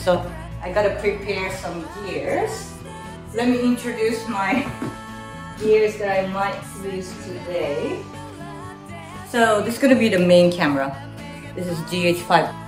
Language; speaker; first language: English; non-native, fluent; Japanese